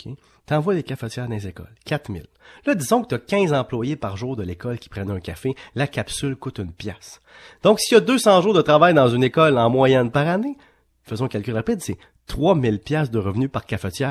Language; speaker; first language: French; native; French